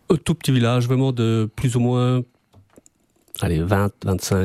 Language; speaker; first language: French; non-native, learner; Albanian